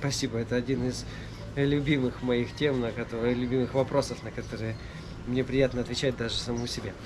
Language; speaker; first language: Russian; native; Russian